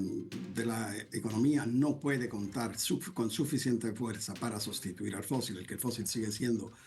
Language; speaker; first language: Spanish; non-native, fluent; Italian